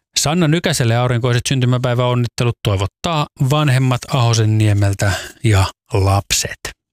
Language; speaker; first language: Finnish; native; Finnish